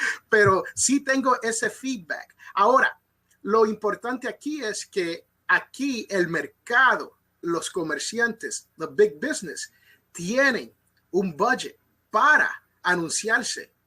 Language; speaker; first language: Spanish; early bilingual, other home language; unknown